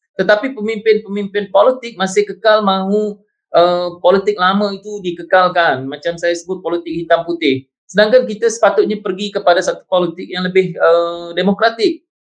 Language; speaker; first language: Malay; native; Malay